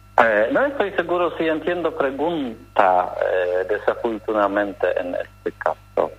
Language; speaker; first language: Spanish; non-native, learner; Polish